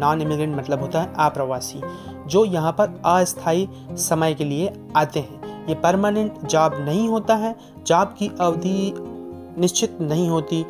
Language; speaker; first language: Hindi; native; Hindi